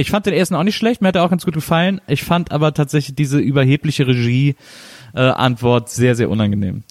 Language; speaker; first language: German; native; German